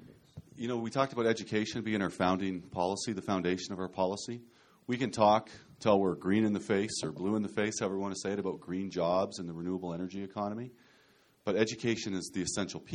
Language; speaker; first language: English; native; English